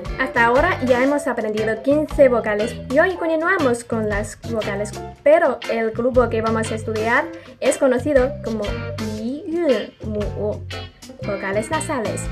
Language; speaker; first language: Spanish; non-native, fluent; Chinese